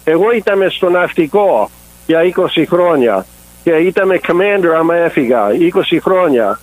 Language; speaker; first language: Greek; early bilingual, heritage; English